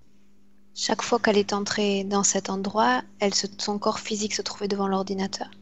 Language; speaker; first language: French; native; French